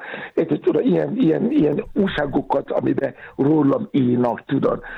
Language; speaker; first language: Hungarian; non-native, learner; Yoruba